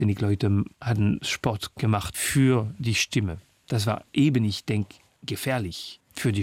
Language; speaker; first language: German; non-native, fluent; French